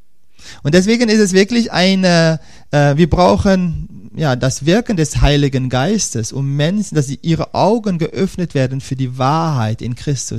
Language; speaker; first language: German; non-native, fluent; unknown